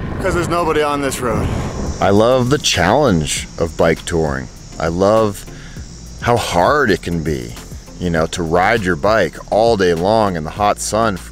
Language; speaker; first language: English; native; English